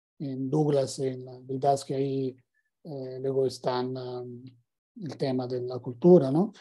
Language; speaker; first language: Spanish; non-native, fluent; Italian